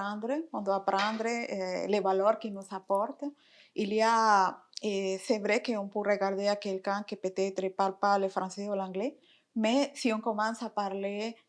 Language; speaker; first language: French; non-native, fluent; Spanish